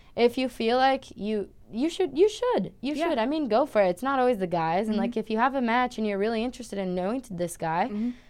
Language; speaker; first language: English; non-native, fluent; Portuguese